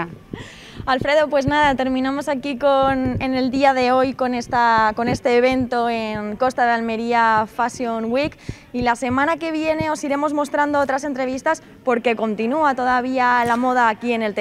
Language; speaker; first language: Spanish; native; Spanish